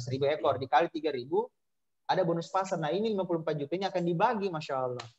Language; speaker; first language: Indonesian; native; Indonesian